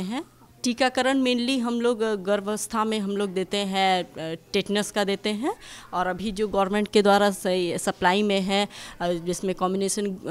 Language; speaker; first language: Hindi; native; Hindi